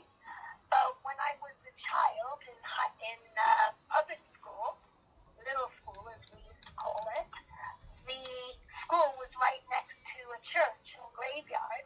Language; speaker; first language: English; native; English